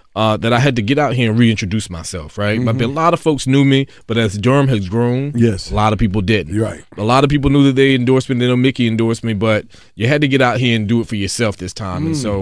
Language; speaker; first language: English; native; English